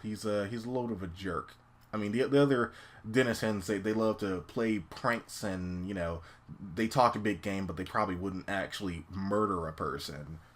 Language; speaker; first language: English; native; English